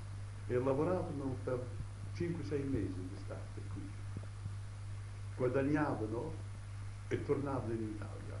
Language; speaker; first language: Italian; early bilingual, heritage; Italian